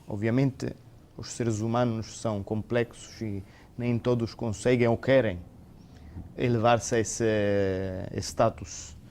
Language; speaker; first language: Portuguese; non-native, fluent; Italian